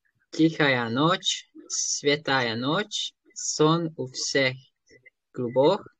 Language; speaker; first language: Russian; non-native, learner; Hungarian